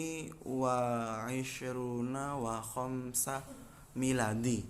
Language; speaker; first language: Arabic; non-native, learner; Indonesian